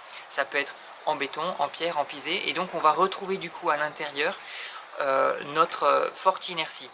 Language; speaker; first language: French; native; French